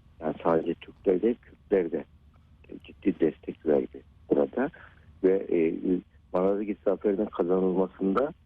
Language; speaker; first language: Turkish; native; Turkish